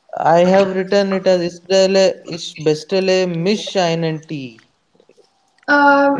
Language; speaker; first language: German; non-native, learner; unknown